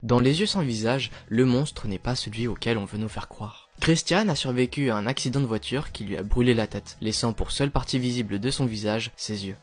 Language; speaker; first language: French; native; French